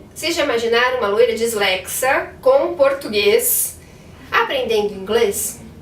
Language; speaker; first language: Portuguese; native; Portuguese